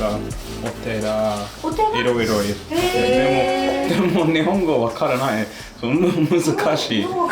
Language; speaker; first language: Japanese; non-native, learner; English